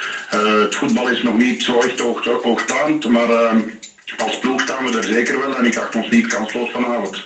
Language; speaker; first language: Dutch; native; Dutch